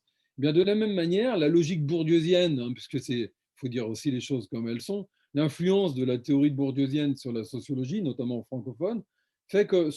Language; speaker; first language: French; native; French